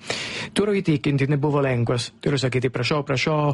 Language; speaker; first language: Lithuanian; non-native, learner; Italian